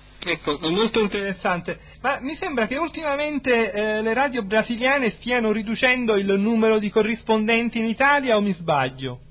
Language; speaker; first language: Italian; native; Italian